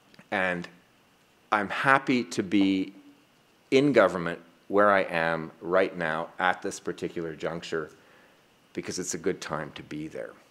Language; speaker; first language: English; native; English